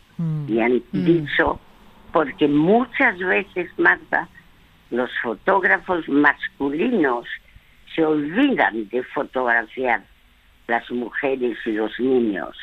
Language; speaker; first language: Spanish; early bilingual, other home language; French